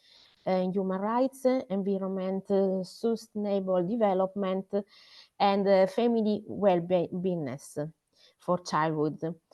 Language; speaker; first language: English; non-native, learner; Italian